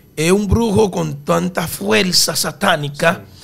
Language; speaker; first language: Spanish; early bilingual, other home language; Haitian Creole